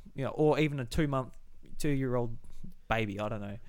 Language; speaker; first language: English; native; English